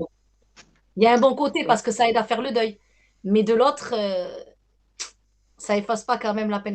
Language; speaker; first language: French; native; French